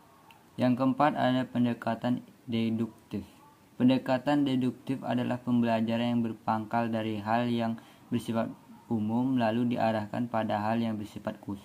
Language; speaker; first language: Indonesian; native; Indonesian